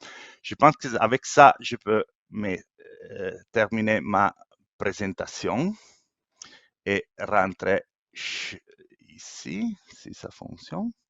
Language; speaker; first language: French; non-native, fluent; Italian